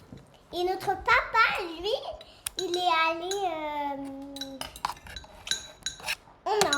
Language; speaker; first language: French; early bilingual, other home language; English